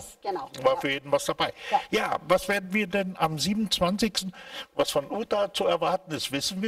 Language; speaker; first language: German; native; German